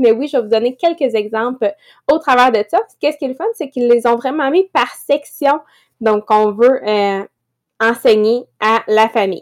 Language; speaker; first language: French; native; French